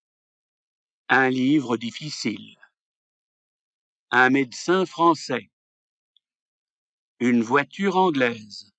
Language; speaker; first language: French; native; French